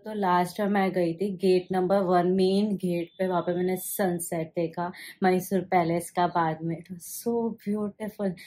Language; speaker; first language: Hindi; native; Hindi